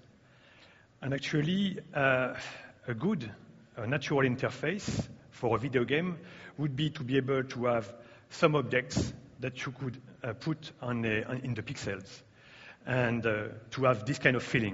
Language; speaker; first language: English; non-native, fluent; French